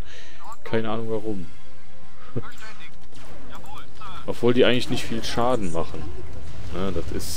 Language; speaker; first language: German; native; German